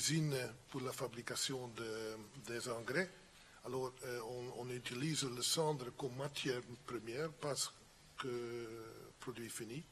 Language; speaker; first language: French; non-native, fluent; Dutch